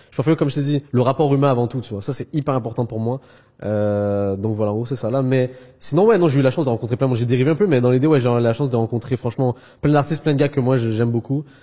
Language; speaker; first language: French; early bilingual, other home language; Arabic